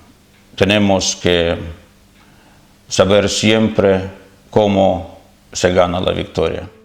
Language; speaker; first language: Spanish; non-native, fluent; Ukrainian